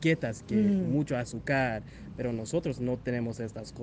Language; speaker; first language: Spanish; non-native, learner; English